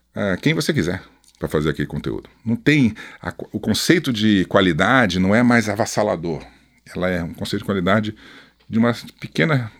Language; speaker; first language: Portuguese; native; Portuguese